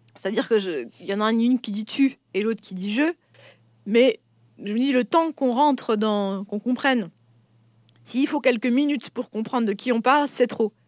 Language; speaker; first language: French; native; French